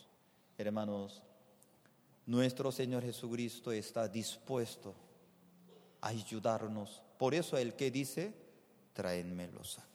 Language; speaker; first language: Spanish; non-native, fluent; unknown